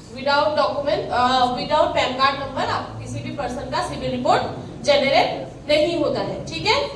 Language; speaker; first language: Hindi; non-native, local second language; Assamese